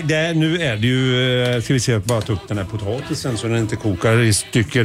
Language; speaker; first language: Swedish; native; Swedish